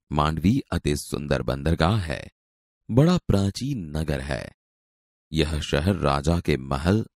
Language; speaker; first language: Hindi; non-native, local second language; Gujarati